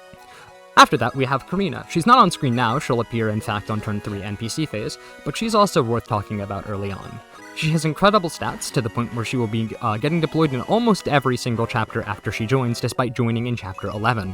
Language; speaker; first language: English; native; English